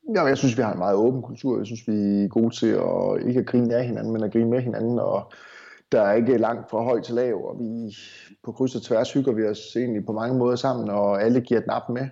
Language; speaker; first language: Danish; native; Danish